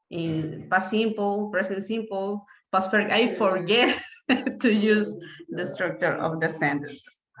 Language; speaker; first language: English; non-native, learner; Spanish